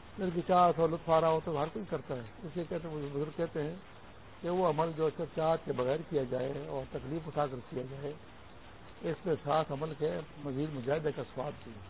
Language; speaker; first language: Urdu; non-native, local second language; Pashto